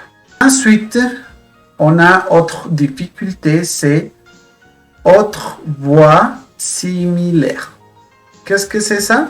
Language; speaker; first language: French; non-native, fluent; Spanish